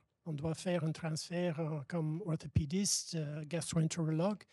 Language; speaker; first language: French; non-native, fluent; English